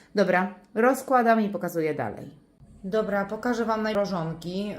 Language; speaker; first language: Polish; native; Polish